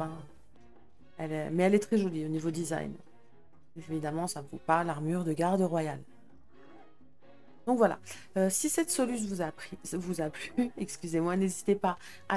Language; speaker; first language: French; native; French